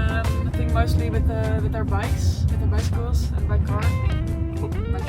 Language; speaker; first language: English; non-native, fluent; Dutch